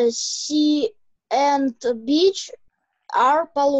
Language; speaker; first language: English; non-native, learner; Russian